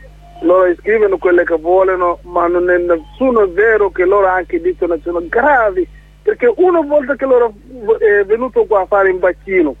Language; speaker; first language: Italian; non-native, learner; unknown